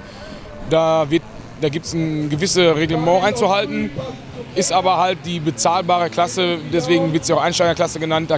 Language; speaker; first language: German; native; German